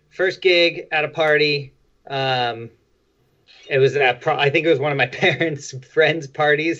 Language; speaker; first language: English; native; English